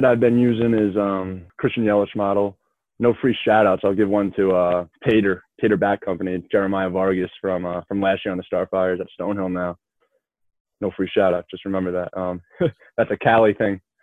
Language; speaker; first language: English; native; English